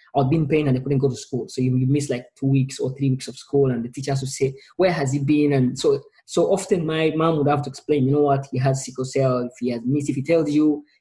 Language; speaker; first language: English; non-native, local second language; Ganda